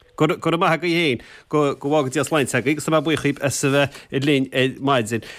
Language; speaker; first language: Irish; native; Irish